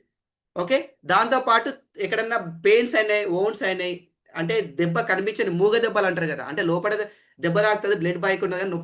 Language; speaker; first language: Telugu; native; Telugu